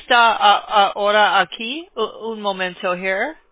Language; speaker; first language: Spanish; non-native, learner; English